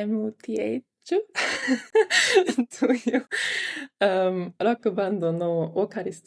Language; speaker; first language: Japanese; non-native, learner; German